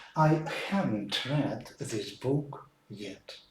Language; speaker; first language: English; non-native, fluent; Ukrainian